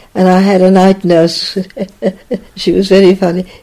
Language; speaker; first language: English; native; English